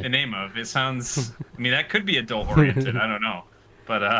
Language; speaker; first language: English; native; English